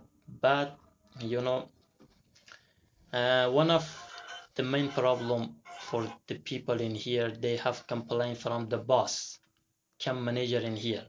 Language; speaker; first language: English; non-native, learner; Persian